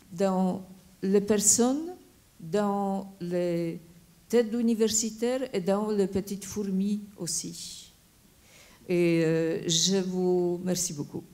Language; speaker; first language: French; non-native, fluent; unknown